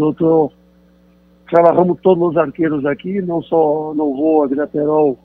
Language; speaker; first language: Spanish; non-native, fluent; Portuguese